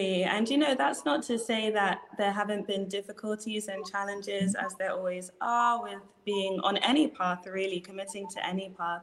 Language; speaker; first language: English; native; English